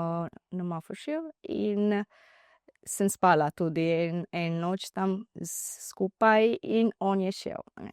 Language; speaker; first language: Slovenian; non-native, learner; Divehi